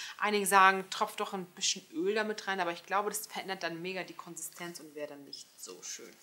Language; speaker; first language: German; early bilingual, other home language; Turkish